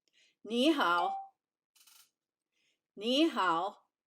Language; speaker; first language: Chinese; non-native, learner; English